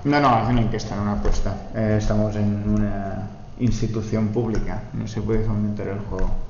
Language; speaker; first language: Spanish; non-native, local second language; Catalan